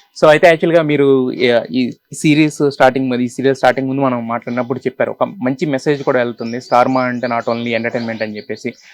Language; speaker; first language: Telugu; native; Telugu